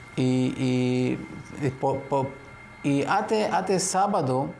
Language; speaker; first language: Spanish; non-native, fluent; Hebrew